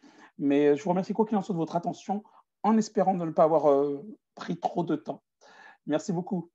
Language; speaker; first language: French; native; French